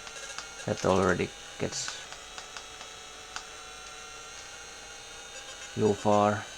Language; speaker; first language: English; non-native, fluent; Finnish